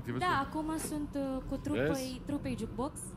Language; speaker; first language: Romanian; non-native, learner; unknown